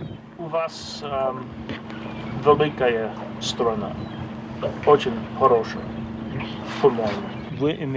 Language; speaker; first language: Russian; non-native, fluent; English